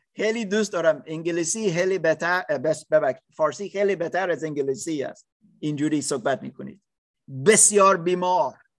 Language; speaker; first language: Persian; non-native, learner; English